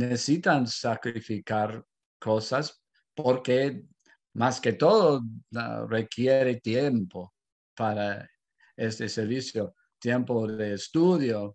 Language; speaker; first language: Spanish; non-native, fluent; English